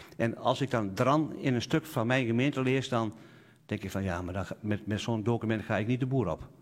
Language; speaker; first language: Dutch; native; Dutch